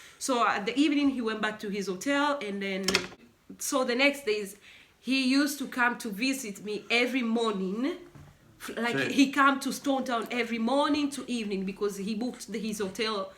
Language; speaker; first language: English; non-native, local second language; Swahili